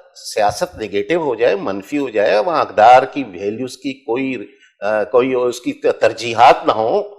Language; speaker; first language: Urdu; non-native, local second language; Pashto